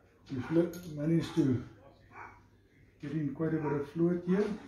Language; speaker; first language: English; non-native, local second language; Afrikaans